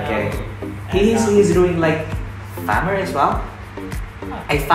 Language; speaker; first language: English; non-native, fluent; Vietnamese